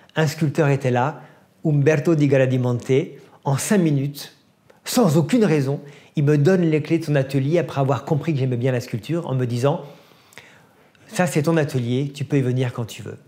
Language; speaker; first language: French; native; French